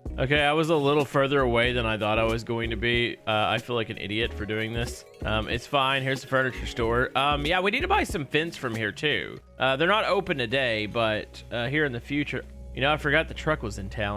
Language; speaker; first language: English; native; English